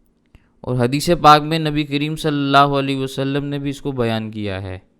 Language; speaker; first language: Urdu; native; Urdu